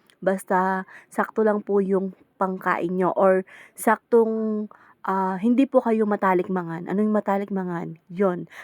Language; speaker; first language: Filipino; non-native, local second language; Pampanga